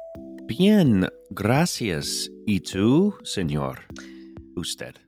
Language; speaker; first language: Spanish; non-native, learner; English